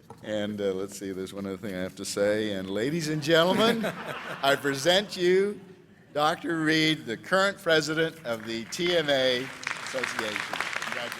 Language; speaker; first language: English; native; English